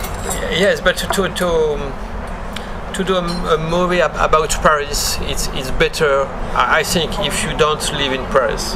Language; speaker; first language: English; non-native, learner; French